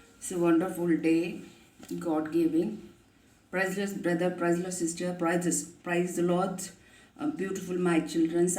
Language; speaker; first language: English; non-native, local second language; Kannada